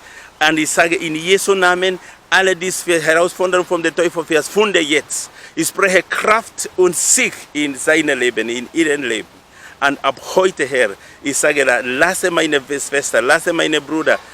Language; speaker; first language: German; non-native, learner; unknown